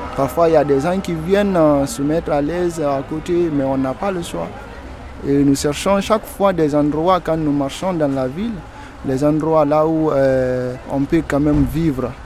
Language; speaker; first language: French; non-native, local second language; Susu